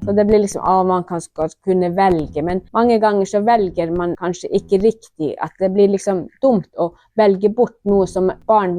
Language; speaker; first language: Norwegian; non-native, local second language; Northern Sami